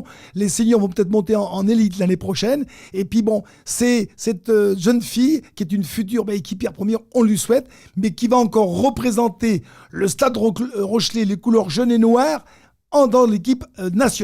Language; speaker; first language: French; native; French